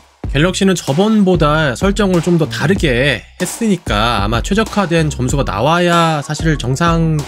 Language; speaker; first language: Korean; native; Korean